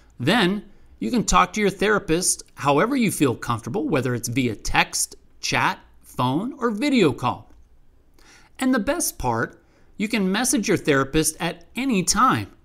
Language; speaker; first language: English; native; English